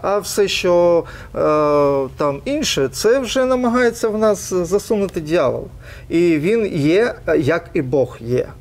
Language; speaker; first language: Ukrainian; non-native, local second language; Russian